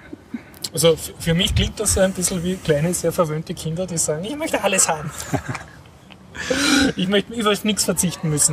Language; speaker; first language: German; native; German